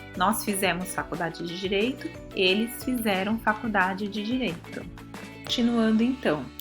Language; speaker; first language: Portuguese; early bilingual, other home language; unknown